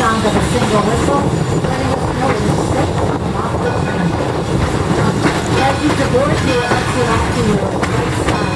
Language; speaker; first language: English; native; English